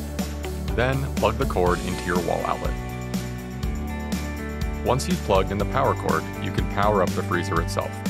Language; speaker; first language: English; native; English